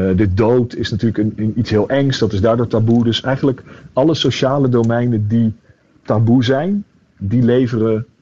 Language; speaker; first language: Dutch; native; Dutch